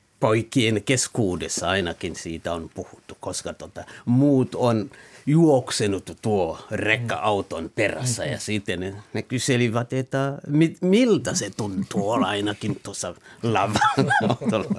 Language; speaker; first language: Finnish; non-native, fluent; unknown